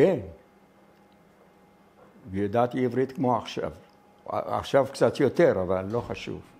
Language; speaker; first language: Hebrew; non-native, fluent; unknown